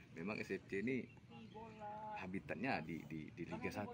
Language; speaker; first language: Indonesian; native; Indonesian